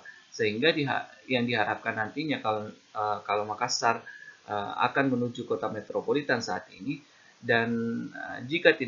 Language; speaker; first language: Indonesian; native; Indonesian